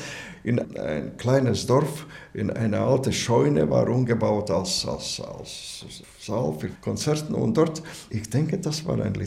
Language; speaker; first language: German; non-native, learner; Latvian